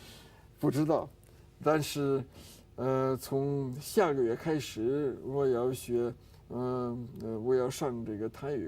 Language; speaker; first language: Chinese; non-native, fluent; Russian